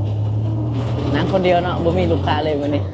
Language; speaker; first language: Thai; non-native, local second language; Lao